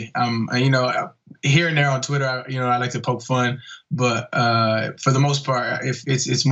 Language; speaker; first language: English; native; English